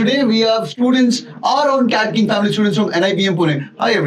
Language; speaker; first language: English; non-native, local second language; Hindi